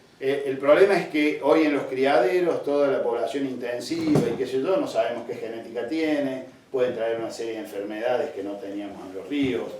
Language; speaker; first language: Spanish; native; Spanish